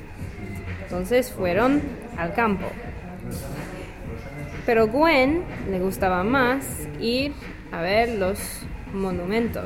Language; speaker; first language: Spanish; non-native, learner; English